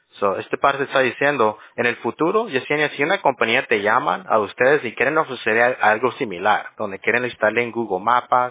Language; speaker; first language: Spanish; early bilingual, heritage; English